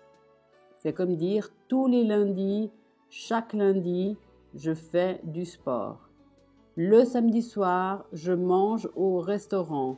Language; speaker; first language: French; non-native, fluent; Italian